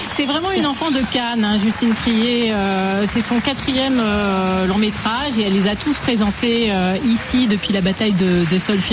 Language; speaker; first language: French; native; French